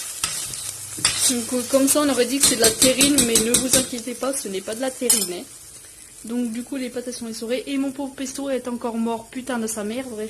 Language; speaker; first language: French; native; French